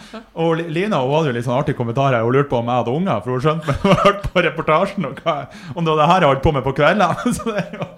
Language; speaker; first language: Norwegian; native; Norwegian